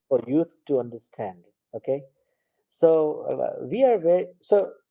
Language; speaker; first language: English; non-native, local second language; Gujarati